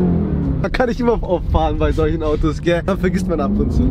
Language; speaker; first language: German; early bilingual, other home language; Turkish